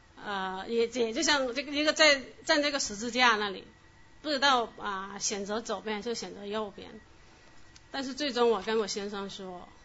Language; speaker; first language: Chinese; non-native, local second language; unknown